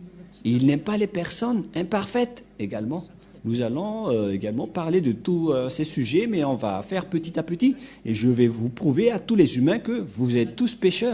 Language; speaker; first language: French; non-native, local second language; Malagasy